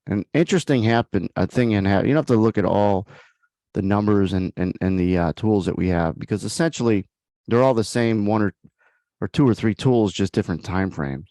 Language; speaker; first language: English; native; English